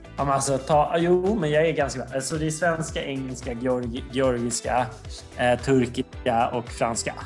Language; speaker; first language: Swedish; early bilingual, other home language; Georgian